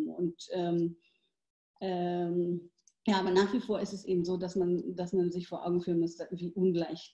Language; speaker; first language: German; native; German